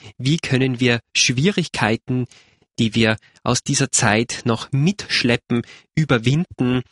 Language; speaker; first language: German; native; German